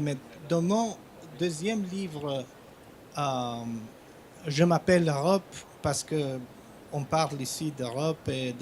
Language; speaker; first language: French; non-native, fluent; Albanian